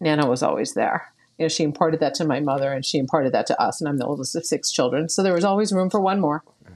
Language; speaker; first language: English; native; English